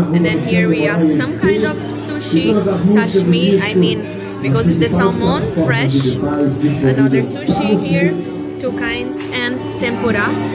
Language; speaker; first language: English; non-native, fluent; Portuguese